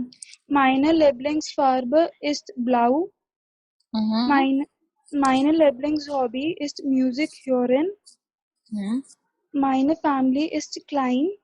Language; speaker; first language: German; non-native, learner; Hindi